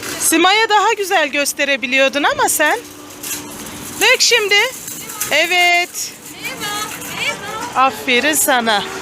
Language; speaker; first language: Turkish; native; Turkish